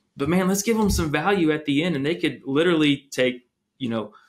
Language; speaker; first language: English; native; English